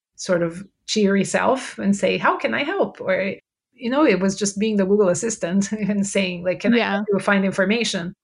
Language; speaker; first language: English; non-native, fluent; Portuguese